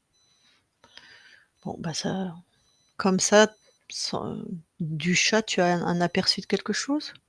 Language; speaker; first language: French; native; French